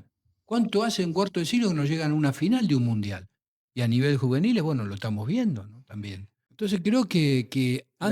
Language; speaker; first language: Spanish; native; Spanish